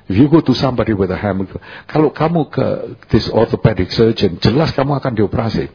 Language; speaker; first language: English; non-native, fluent; Indonesian